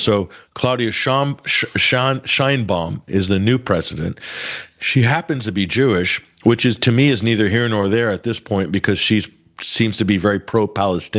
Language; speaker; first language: English; native; English